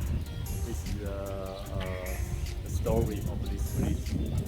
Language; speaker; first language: English; non-native, learner; Chinese